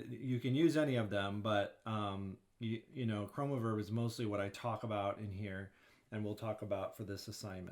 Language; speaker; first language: English; native; English